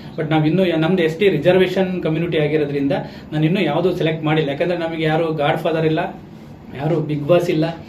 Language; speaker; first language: Kannada; native; Kannada